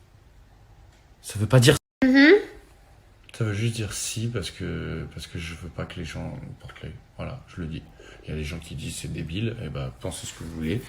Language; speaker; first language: French; native; French